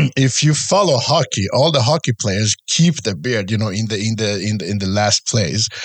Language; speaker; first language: English; non-native, fluent; Swedish